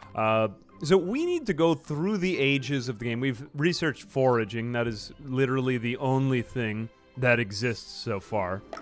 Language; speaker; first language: English; native; English